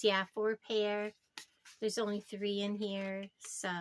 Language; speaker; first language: English; native; English